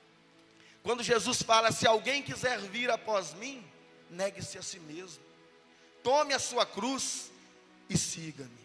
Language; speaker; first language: Portuguese; native; Portuguese